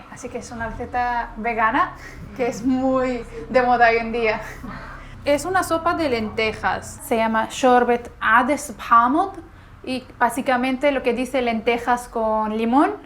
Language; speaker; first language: Spanish; non-native, fluent; Arabic